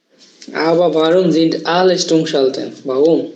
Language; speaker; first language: German; non-native, fluent; Bangla